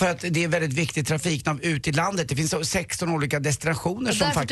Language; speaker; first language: Swedish; native; Swedish